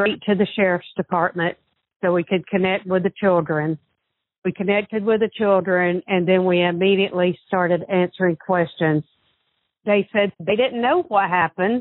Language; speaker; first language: English; native; English